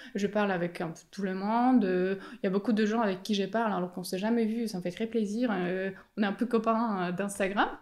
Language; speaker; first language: French; non-native, fluent; Polish